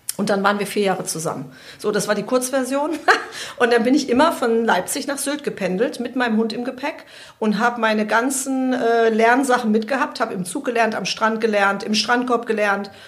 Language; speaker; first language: German; native; German